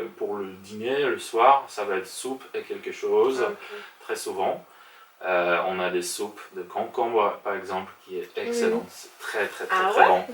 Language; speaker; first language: French; non-native, fluent; Polish